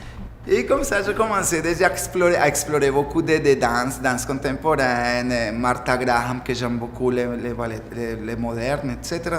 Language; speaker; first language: French; non-native, fluent; Spanish